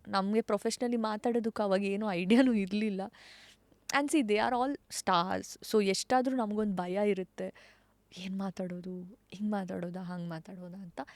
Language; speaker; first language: Kannada; non-native, local second language; Tulu